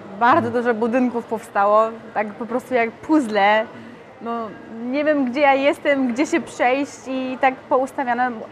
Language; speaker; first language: Polish; early bilingual, other home language; Mongolian